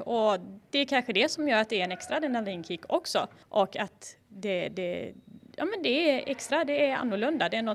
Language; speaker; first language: Swedish; native; Swedish